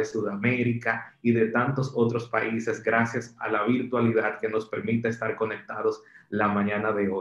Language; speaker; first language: Spanish; native; Spanish